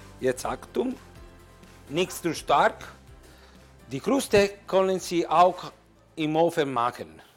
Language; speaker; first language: German; non-native, learner; Italian